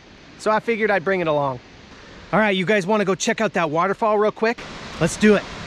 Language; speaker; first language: English; native; English